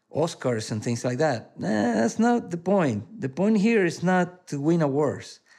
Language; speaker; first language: English; non-native, fluent; Spanish